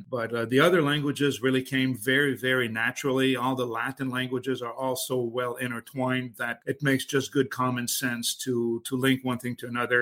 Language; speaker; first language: English; non-native, fluent; French